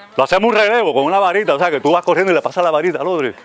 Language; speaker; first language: Spanish; native; Spanish